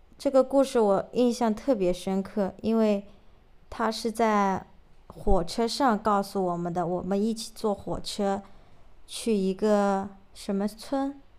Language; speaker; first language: Chinese; native; Chinese